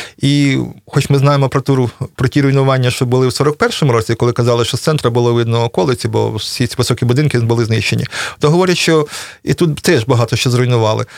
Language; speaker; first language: Ukrainian; native; Ukrainian